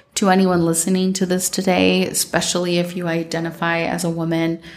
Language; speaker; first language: English; early bilingual, other home language; Spanish